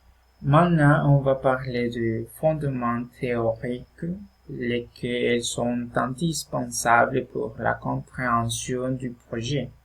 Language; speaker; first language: French; non-native, fluent; Spanish